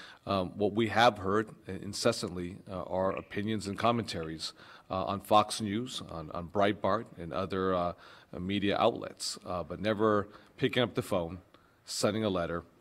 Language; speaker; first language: English; early bilingual, other home language; Spanish